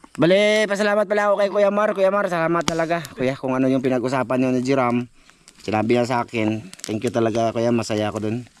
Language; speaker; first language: Filipino; non-native, local second language; Cebuano